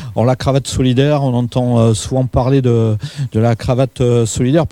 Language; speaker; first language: French; native; French